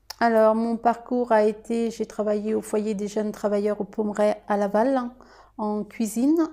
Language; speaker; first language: French; native; French